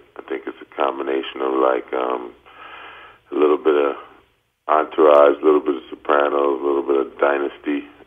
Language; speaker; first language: English; native; English